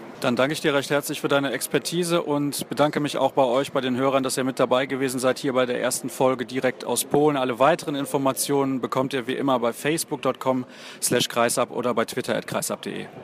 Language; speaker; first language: German; native; German